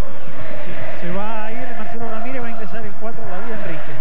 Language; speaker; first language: Spanish; native; Spanish